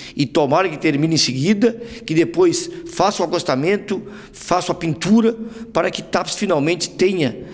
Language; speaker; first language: Portuguese; native; Portuguese